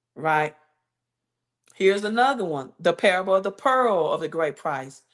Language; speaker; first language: English; native; English